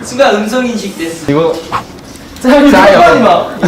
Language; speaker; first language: Korean; non-native, learner; Chinese